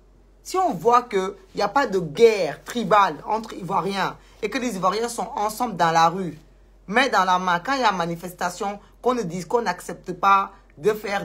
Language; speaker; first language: French; non-native, local second language; Wolof